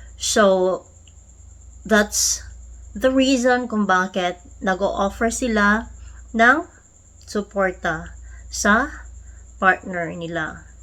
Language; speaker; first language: Filipino; non-native, local second language; Cebuano